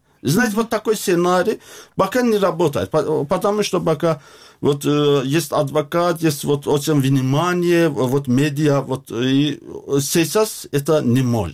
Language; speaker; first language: Russian; non-native, learner; Azerbaijani